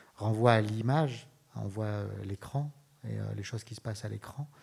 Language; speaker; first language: French; native; French